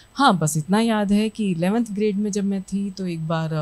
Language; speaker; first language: Hindi; native; Hindi